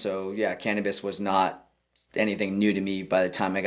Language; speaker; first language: English; native; English